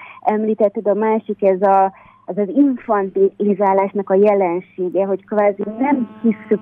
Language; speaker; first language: Hungarian; native; Hungarian